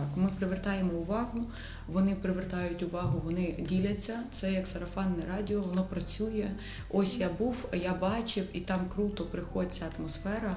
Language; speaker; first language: Ukrainian; native; Ukrainian